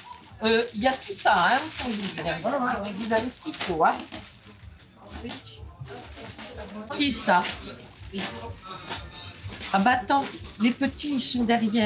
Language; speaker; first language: French; native; French